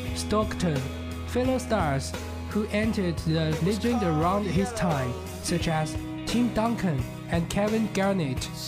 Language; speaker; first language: English; non-native, learner; Chinese